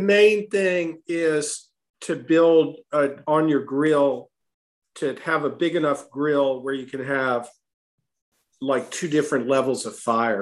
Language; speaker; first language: English; native; English